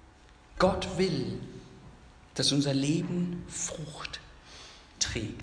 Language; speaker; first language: German; non-native, fluent; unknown